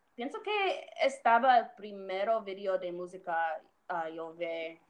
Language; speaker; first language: Spanish; non-native, learner; English